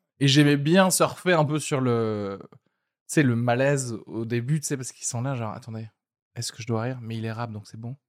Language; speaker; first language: French; early bilingual, other home language; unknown